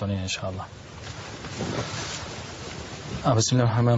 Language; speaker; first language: Arabic; non-native, learner; Spanish